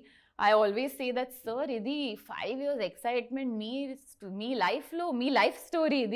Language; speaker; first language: Telugu; non-native, learner; Tulu